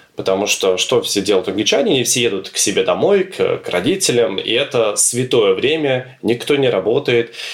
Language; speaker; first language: Russian; native; Russian